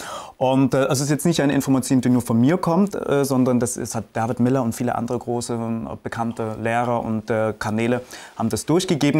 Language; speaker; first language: German; native; German